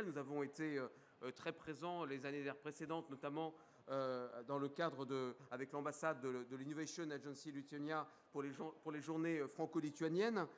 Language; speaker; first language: French; native; French